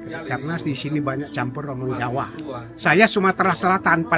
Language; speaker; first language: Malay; non-native, local second language; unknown